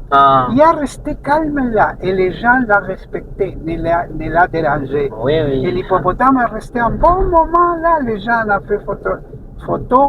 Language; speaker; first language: French; non-native, fluent; Spanish